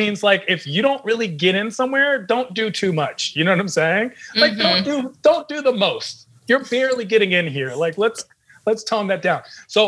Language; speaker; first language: English; native; English